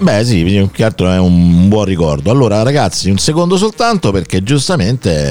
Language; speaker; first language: Italian; native; Italian